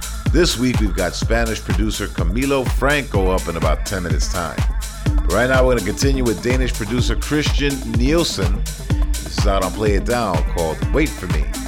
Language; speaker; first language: English; native; English